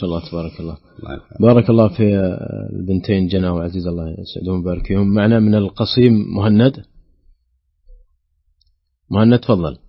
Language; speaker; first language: Arabic; native; Arabic